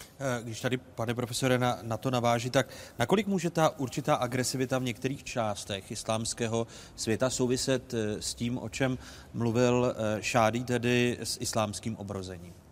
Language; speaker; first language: Czech; native; Czech